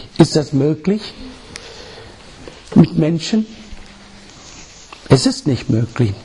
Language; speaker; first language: German; non-native, learner; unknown